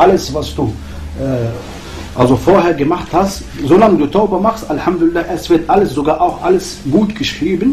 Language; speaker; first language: German; non-native, fluent; Arabic